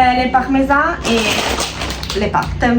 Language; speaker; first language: French; non-native, learner; Italian